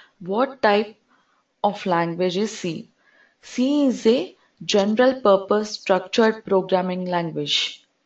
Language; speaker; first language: English; non-native, local second language; Telugu